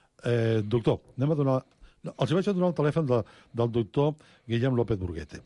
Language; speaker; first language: Catalan; native; Catalan